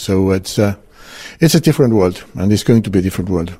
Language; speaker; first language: English; non-native, fluent; Estonian